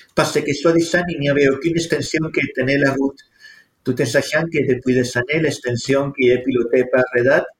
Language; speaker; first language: French; non-native, fluent; Spanish